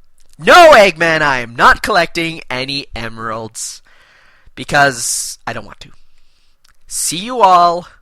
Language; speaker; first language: English; native; English